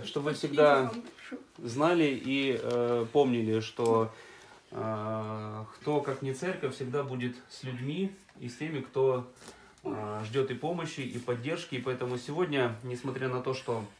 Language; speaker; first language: Russian; native; Russian